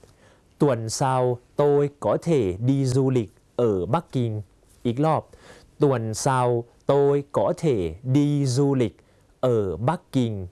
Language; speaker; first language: Vietnamese; non-native, fluent; Thai